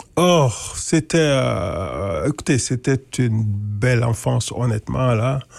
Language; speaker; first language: French; non-native, local second language; Wolof